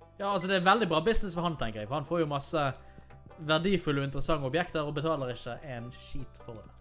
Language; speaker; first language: Norwegian; native; Norwegian